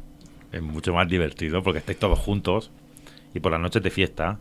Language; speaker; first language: Spanish; native; Spanish